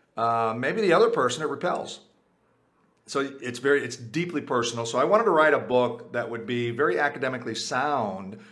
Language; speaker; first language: English; early bilingual, other home language; Spanish